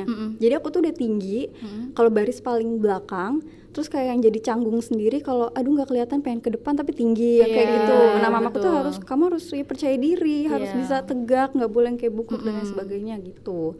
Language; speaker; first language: Indonesian; native; Indonesian